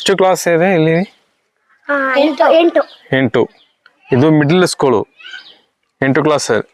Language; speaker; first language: Kannada; non-native, learner; Malayalam